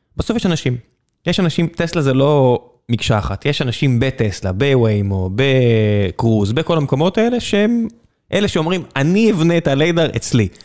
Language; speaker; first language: Hebrew; native; Hebrew